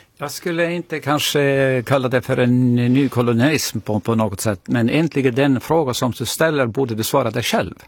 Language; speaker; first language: Swedish; non-native, fluent; Estonian